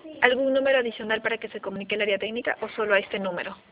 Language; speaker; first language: Spanish; native; Spanish